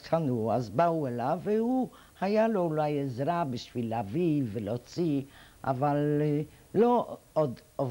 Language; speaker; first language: Hebrew; non-native, fluent; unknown